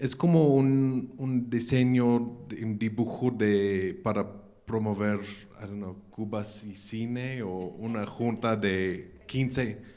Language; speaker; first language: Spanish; non-native, fluent; English